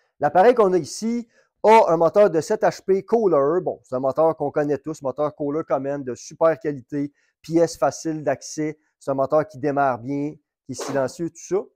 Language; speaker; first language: French; native; French